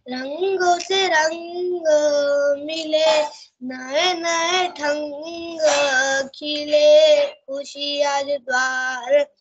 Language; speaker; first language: Hindi; native; Hindi